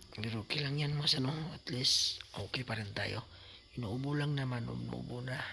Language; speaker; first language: Filipino; non-native, local second language; Cebuano